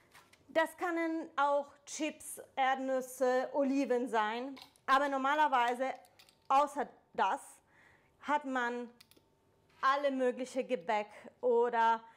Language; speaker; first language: German; non-native, fluent; Italian